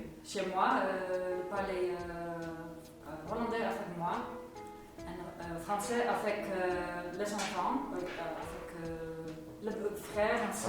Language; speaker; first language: French; non-native, learner; Dutch